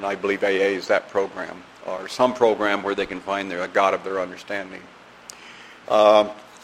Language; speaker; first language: English; native; English